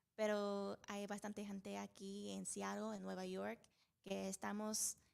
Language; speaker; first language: Spanish; early bilingual, heritage; Spanish